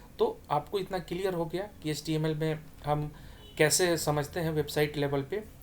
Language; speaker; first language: Hindi; native; Hindi